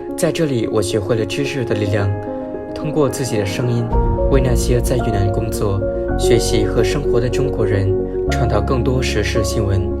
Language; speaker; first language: Chinese; non-native, fluent; Vietnamese